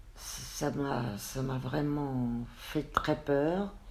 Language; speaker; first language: French; native; French